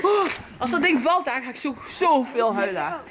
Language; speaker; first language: Dutch; native; Dutch